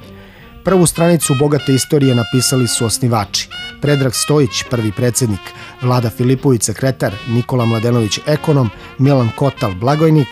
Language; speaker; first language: Serbian; native; Serbian